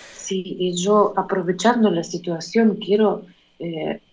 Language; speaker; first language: Spanish; non-native, fluent; Ukrainian